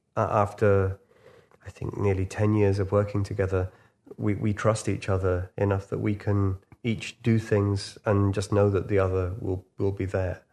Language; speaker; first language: English; native; English